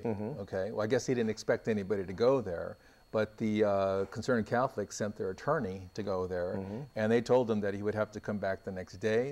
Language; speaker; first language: English; native; English